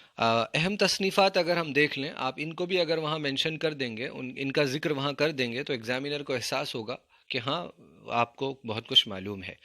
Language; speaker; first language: Urdu; native; Urdu